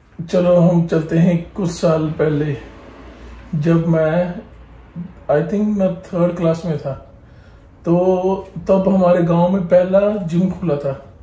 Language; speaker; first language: Hindi; non-native, local second language; Punjabi